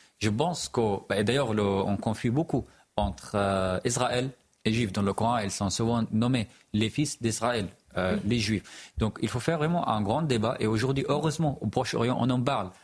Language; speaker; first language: French; non-native, fluent; Arabic